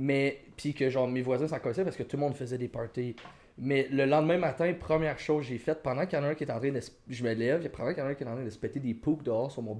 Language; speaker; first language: French; native; French